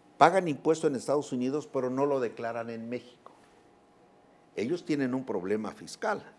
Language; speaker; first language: Spanish; native; Spanish